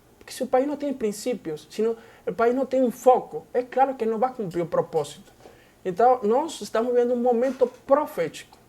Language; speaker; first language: Portuguese; non-native, fluent; Spanish